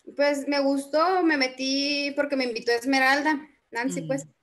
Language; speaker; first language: Spanish; native; Spanish